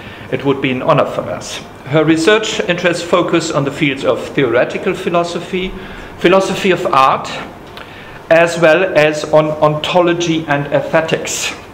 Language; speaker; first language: English; non-native, fluent; German